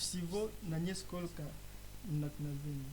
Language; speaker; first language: Russian; non-native, learner; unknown